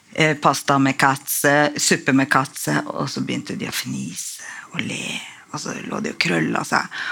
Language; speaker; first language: Norwegian; native; Norwegian